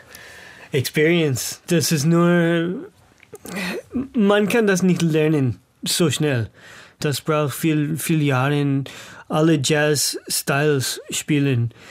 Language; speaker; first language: German; non-native, learner; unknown